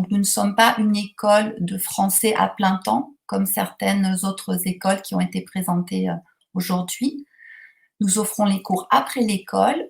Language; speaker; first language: French; native; French